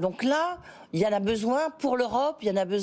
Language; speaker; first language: French; native; French